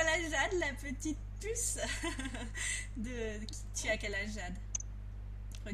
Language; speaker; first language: French; native; French